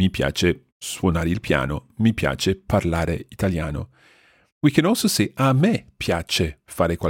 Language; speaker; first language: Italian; non-native, fluent; English